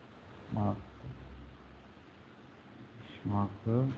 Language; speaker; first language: German; non-native, learner; Hindi